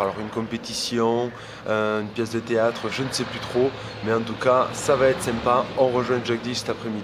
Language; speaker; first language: French; native; French